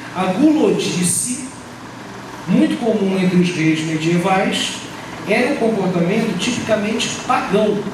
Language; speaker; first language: Portuguese; native; Portuguese